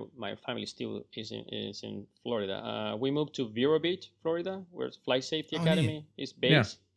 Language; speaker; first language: English; non-native, fluent; Spanish